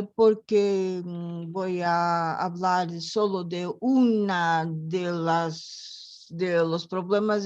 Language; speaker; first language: Spanish; non-native, learner; Portuguese